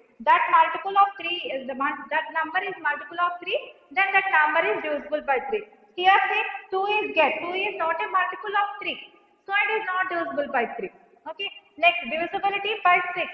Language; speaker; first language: English; non-native, local second language; Telugu